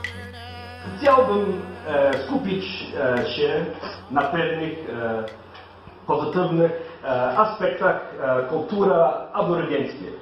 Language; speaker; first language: Polish; non-native, learner; English